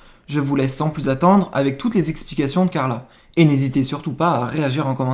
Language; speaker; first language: French; native; French